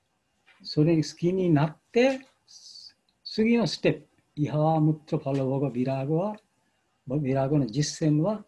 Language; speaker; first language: Japanese; non-native, fluent; Bangla